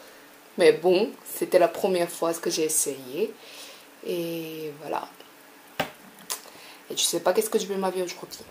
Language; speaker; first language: French; non-native, fluent; Korean